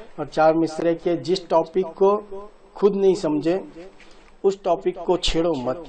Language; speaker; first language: Urdu; native; Urdu